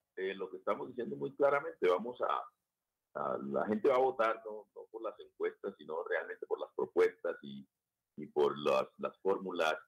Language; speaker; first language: Spanish; native; Spanish